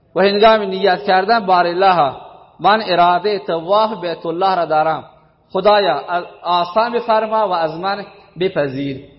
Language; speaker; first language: Persian; non-native, local second language; Baluchi